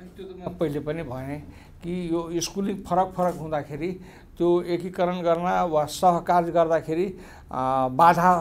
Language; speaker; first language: Nepali; non-native, local second language; Maithili